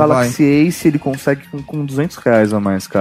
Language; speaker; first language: Portuguese; native; Portuguese